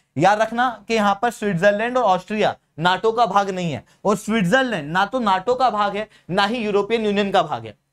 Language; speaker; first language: Hindi; native; Hindi